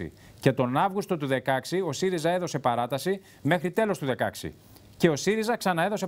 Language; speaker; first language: Greek; native; Greek